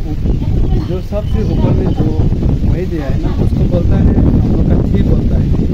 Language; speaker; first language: Hindi; non-native, local second language; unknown